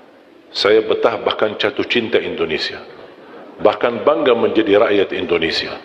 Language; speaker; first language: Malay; non-native, fluent; Arabic